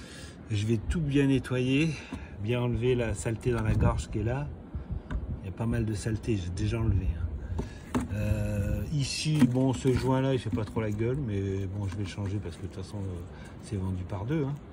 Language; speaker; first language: French; native; French